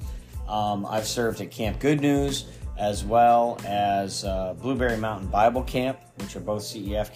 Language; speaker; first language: English; native; English